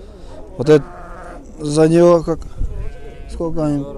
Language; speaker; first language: Russian; non-native, local second language; Kyrgyz